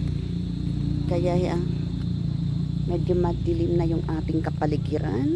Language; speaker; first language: Filipino; non-native, local second language; Hiligaynon